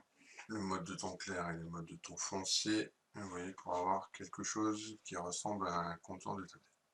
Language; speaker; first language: French; native; French